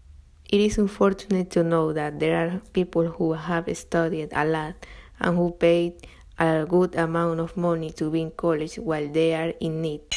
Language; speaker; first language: English; non-native, learner; Spanish